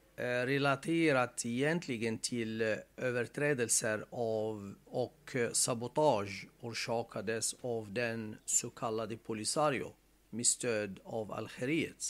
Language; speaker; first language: Swedish; non-native, fluent; Arabic